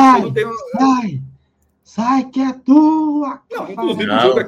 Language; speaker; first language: Portuguese; native; Portuguese